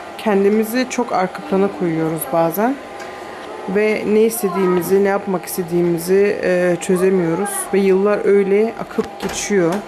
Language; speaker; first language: Turkish; early bilingual, heritage; Turkish